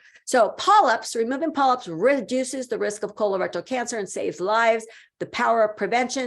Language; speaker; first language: English; native; English